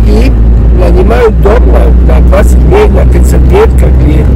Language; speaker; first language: Russian; early bilingual, heritage; Russian